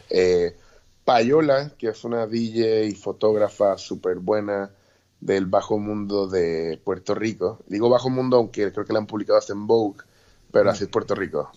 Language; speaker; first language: Spanish; native; Spanish